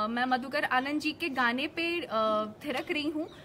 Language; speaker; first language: Hindi; native; Hindi